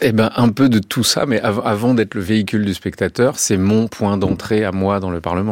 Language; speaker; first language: French; native; French